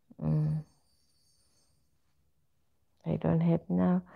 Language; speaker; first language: English; non-native, learner; Filipino